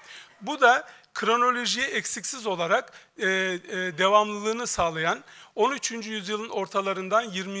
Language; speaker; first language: Turkish; native; Turkish